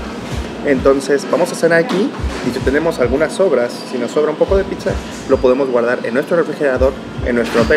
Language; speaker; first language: Spanish; native; Spanish